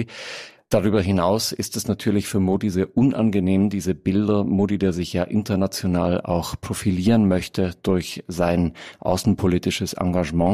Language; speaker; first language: German; native; German